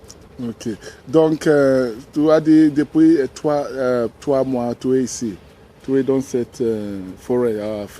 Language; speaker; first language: French; non-native, learner; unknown